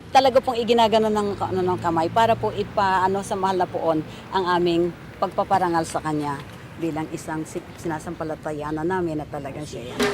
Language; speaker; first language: Filipino; native; Filipino